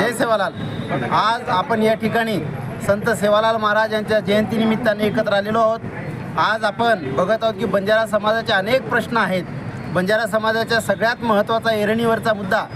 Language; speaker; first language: Marathi; non-native, local second language; Lambadi